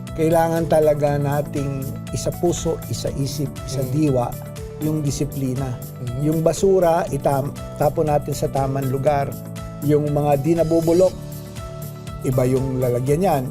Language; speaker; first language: Filipino; native; Filipino